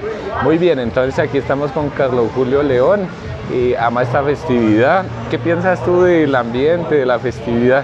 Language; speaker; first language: Spanish; native; Spanish